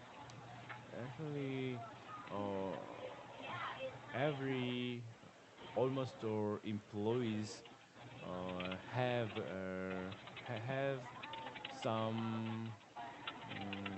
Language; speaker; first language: English; non-native, learner; Korean